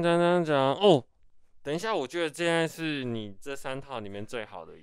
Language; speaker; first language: Chinese; native; Chinese